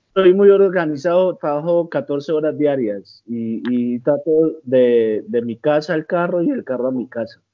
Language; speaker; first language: Spanish; native; Spanish